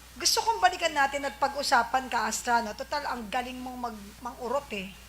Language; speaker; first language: Filipino; native; Filipino